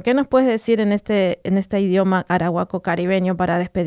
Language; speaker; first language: Spanish; native; Spanish